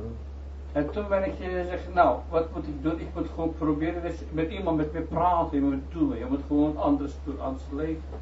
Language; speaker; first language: Dutch; non-native, learner; Turkish